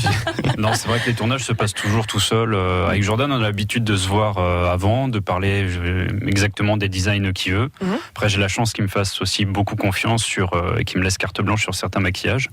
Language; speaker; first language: French; native; French